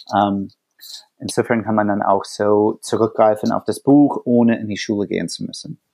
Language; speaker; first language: German; non-native, fluent; English